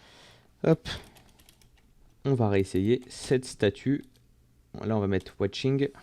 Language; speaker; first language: French; native; French